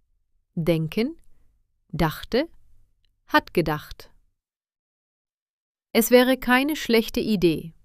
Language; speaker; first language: German; non-native, fluent; Hindi